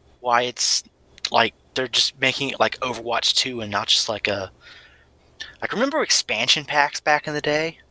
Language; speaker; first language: English; native; English